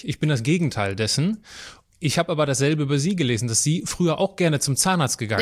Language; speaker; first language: German; native; German